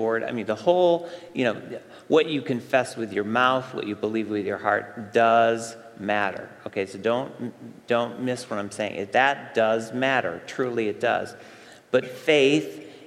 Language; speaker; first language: English; native; English